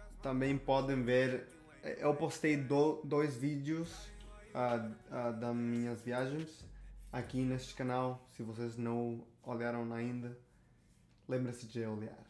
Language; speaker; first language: Portuguese; non-native, learner; Spanish